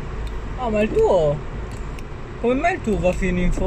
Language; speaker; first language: Italian; early bilingual, other home language; Filipino